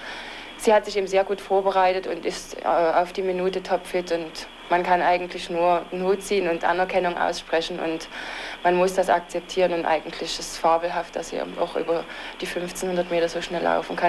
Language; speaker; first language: German; native; German